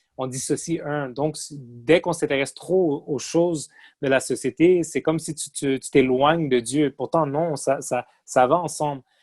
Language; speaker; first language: French; native; French